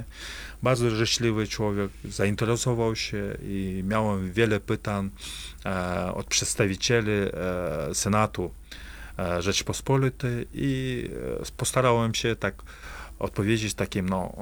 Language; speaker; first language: Polish; non-native, fluent; Kazakh